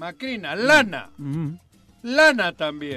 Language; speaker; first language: Spanish; native; Spanish